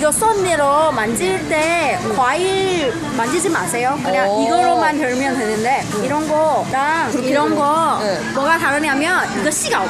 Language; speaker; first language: Korean; non-native, fluent; Chinese